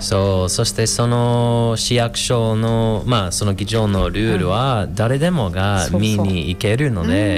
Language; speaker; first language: Japanese; non-native, fluent; English